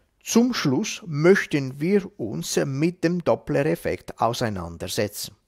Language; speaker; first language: German; non-native, fluent; Italian